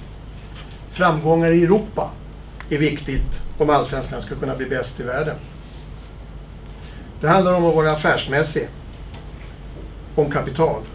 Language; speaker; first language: Swedish; native; Swedish